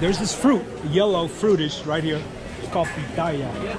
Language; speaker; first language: English; early bilingual, other home language; Spanish